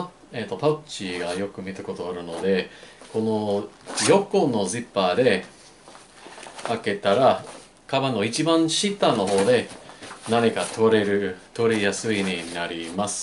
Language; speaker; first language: Japanese; non-native, learner; English